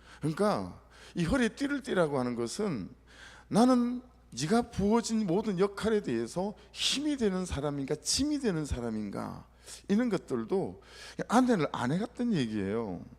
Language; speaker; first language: Korean; native; Korean